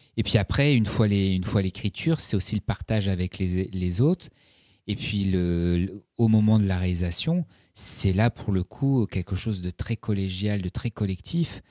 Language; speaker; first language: French; native; French